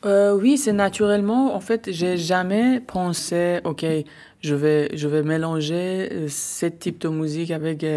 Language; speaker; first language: French; non-native, learner; Persian